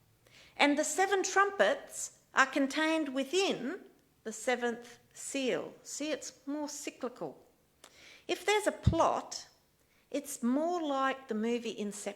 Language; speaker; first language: English; native; English